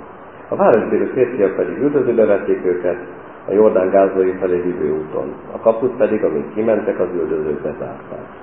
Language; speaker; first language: Hungarian; native; Hungarian